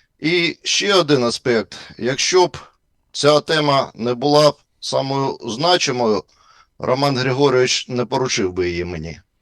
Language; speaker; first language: Ukrainian; non-native, local second language; Russian